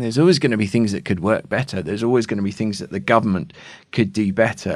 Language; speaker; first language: English; native; English